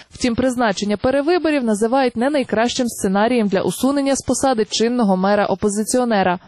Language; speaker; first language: Ukrainian; native; Ukrainian